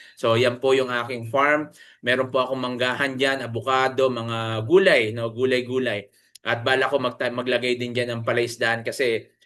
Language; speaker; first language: Filipino; native; Filipino